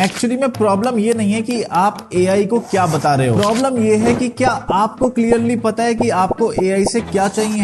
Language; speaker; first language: Hindi; native; Hindi